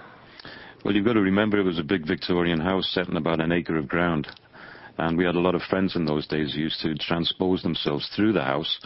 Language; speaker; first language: English; native; English